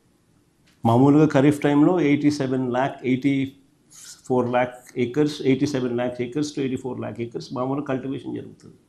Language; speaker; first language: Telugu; native; Telugu